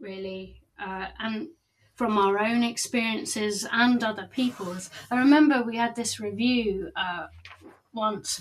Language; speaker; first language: English; native; English